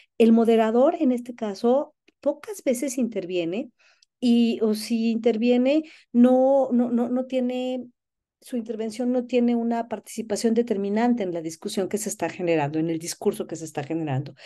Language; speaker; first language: Spanish; native; Spanish